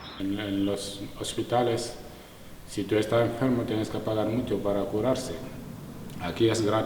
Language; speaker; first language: Spanish; non-native, learner; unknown